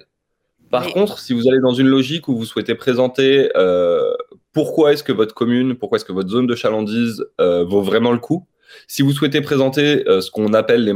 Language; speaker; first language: French; native; French